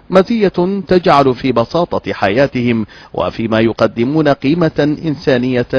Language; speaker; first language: Arabic; native; Arabic